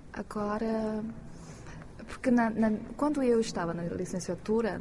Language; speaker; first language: Portuguese; non-native, fluent; Chinese